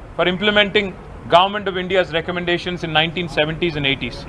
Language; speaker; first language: English; non-native, local second language; Telugu